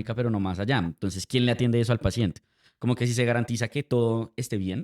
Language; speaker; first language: Spanish; native; Spanish